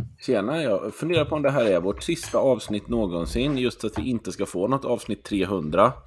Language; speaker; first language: Swedish; native; Swedish